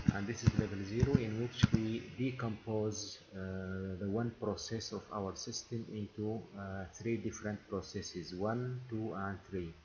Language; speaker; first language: English; non-native, fluent; Arabic